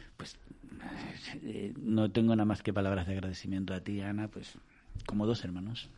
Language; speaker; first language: Spanish; native; Spanish